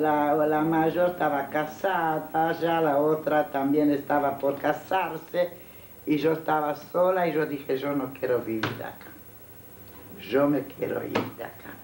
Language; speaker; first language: Spanish; non-native, fluent; Hungarian